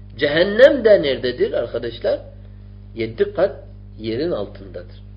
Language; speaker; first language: Turkish; non-native, fluent; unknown